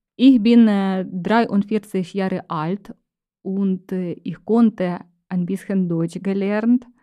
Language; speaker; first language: German; non-native, learner; Ukrainian